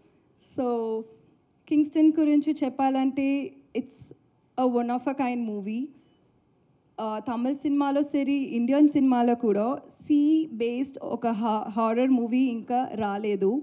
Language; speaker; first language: Telugu; non-native, learner; Tamil